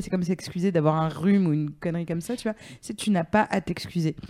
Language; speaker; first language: French; native; French